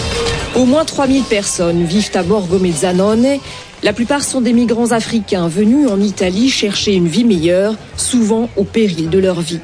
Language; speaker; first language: French; native; French